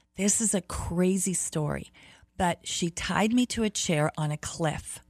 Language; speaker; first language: English; early bilingual, other home language; German